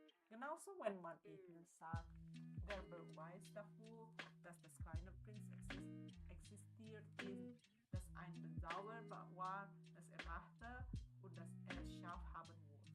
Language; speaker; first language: German; non-native, learner; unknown